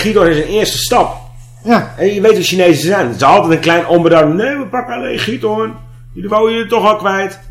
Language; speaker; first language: Dutch; native; Dutch